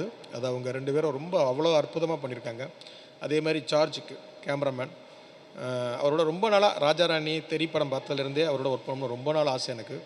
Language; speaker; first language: Tamil; native; Tamil